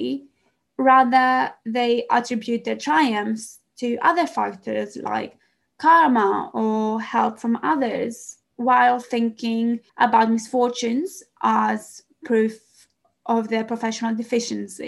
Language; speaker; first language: English; non-native, fluent; Greek